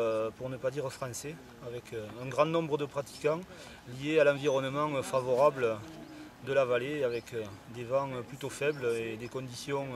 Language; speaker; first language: French; native; French